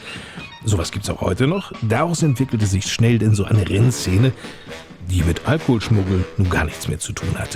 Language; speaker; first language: German; native; German